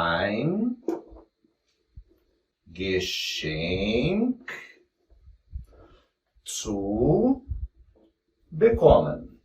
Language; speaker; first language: German; non-native, fluent; Portuguese